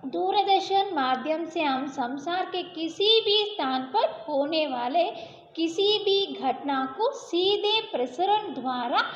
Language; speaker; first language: Hindi; non-native, local second language; Kannada